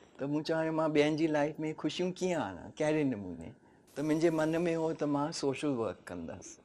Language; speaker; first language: Sindhi; native; Sindhi